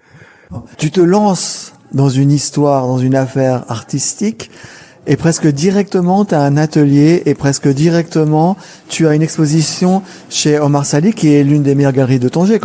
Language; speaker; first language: French; native; French